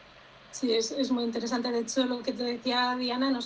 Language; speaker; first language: Spanish; native; Spanish